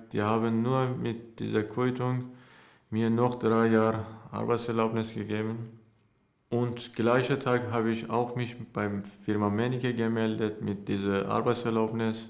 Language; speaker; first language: German; non-native, learner; Persian